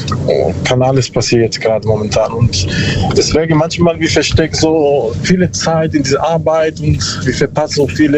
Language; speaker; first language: German; non-native, learner; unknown